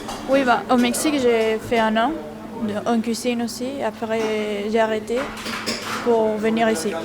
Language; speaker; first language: French; non-native, learner; Spanish